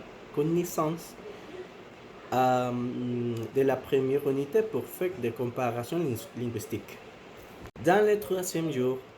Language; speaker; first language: French; non-native, learner; Spanish